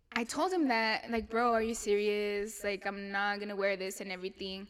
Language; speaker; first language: English; non-native, fluent; Spanish